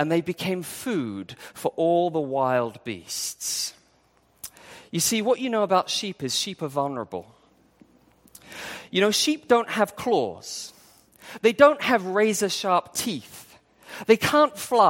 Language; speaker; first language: English; native; English